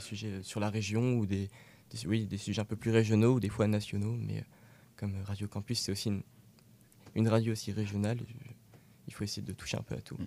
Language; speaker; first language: French; native; French